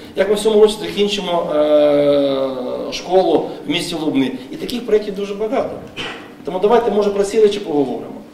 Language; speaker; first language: Ukrainian; native; Ukrainian